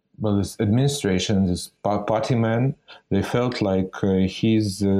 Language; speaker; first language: English; non-native, fluent; Russian